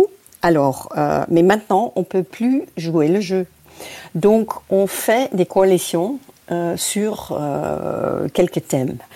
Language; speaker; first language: French; non-native, fluent; Dutch